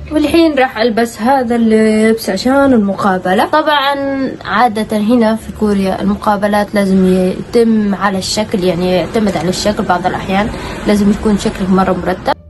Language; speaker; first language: Arabic; native; Arabic